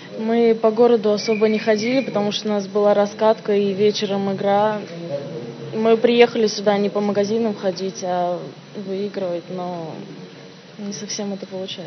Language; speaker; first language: Russian; native; Russian